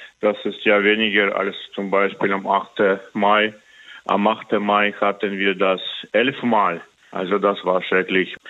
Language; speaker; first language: German; non-native, fluent; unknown